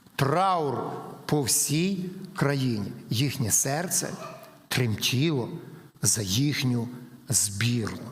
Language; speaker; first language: Ukrainian; native; Ukrainian